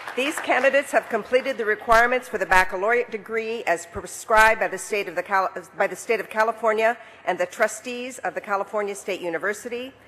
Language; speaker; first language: English; native; English